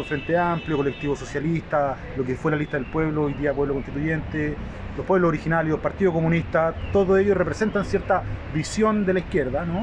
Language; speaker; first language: Spanish; native; Spanish